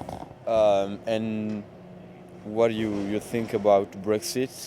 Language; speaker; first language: English; non-native, learner; French